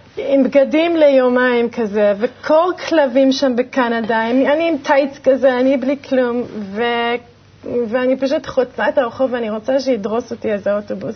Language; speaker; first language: Hebrew; early bilingual, other home language; English